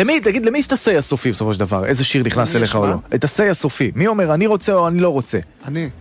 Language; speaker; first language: Hebrew; native; Hebrew